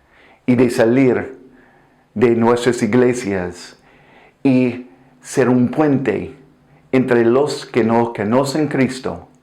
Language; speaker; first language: Spanish; non-native, fluent; English